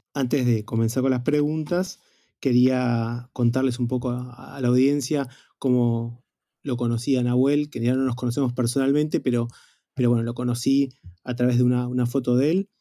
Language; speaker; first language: Spanish; native; Spanish